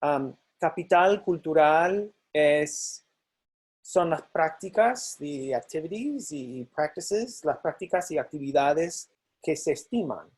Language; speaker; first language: Spanish; non-native, fluent; English